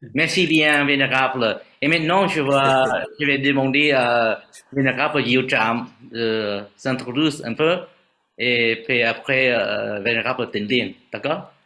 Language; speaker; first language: French; non-native, fluent; Vietnamese